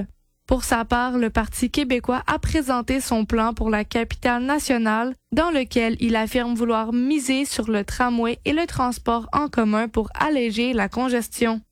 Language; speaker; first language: French; native; French